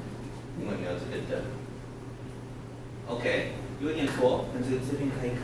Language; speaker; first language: Chinese; non-native, learner; English